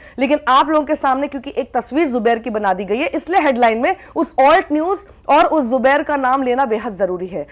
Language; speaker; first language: Hindi; native; Hindi